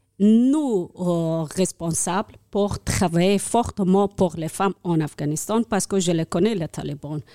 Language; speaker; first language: French; non-native, learner; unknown